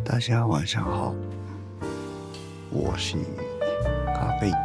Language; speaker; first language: Chinese; non-native, learner; Japanese